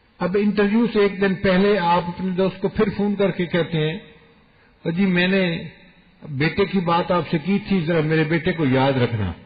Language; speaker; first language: Urdu; non-native, local second language; Punjabi